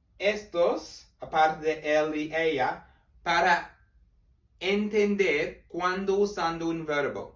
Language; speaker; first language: Spanish; non-native, learner; English